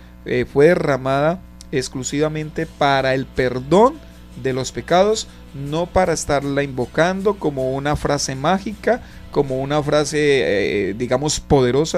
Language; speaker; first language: Spanish; native; Spanish